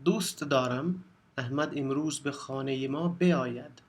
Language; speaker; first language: Persian; non-native, fluent; Urdu